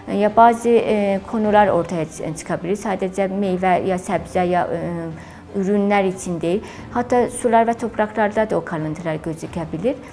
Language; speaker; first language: Turkish; non-native, fluent; Azerbaijani